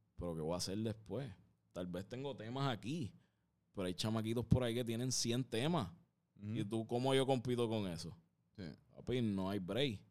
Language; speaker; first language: Spanish; native; Spanish